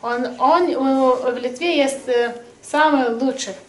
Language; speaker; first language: Russian; non-native, local second language; Lithuanian